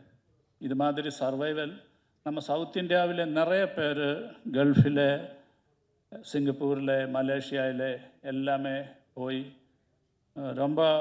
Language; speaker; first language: Tamil; non-native, learner; Malayalam